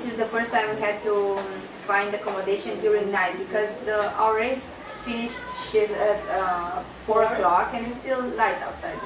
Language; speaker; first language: English; non-native, fluent; Romanian